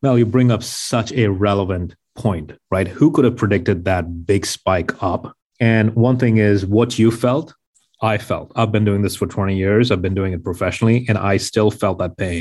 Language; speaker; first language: English; non-native, local second language; Hindi